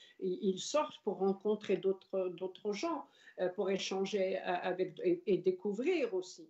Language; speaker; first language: French; non-native, local second language; Arabic